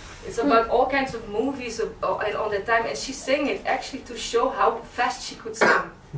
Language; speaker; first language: English; non-native, fluent; Dutch